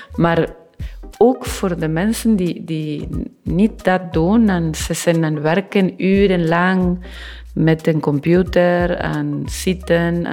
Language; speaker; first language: Dutch; non-native, learner; Spanish